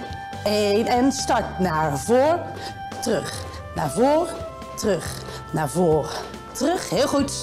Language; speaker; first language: Dutch; native; Dutch